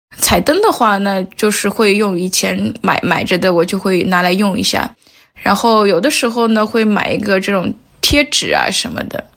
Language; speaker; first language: Chinese; native; Chinese